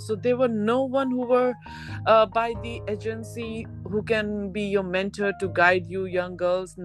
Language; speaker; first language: English; non-native, local second language; Hindi